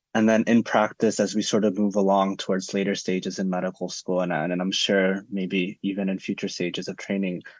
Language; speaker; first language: English; early bilingual, other home language; Spanish